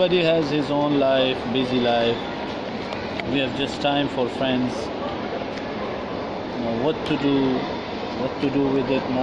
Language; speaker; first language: English; non-native, fluent; Pashto